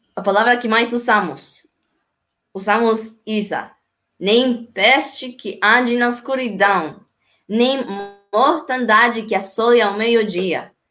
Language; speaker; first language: Portuguese; non-native, learner; Spanish